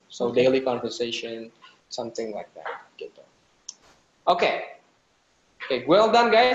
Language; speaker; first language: English; non-native, fluent; Indonesian